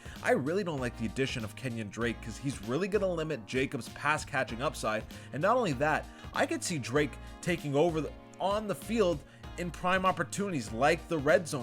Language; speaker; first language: English; native; English